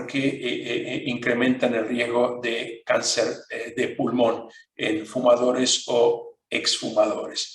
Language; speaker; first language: Spanish; non-native, fluent; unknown